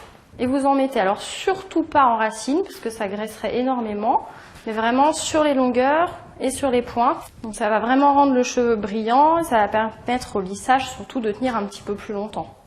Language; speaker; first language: French; native; French